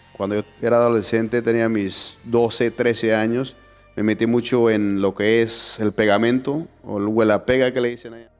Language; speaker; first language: Spanish; native; Spanish